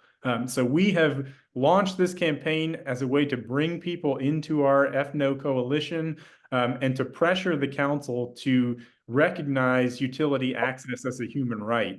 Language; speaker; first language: English; native; English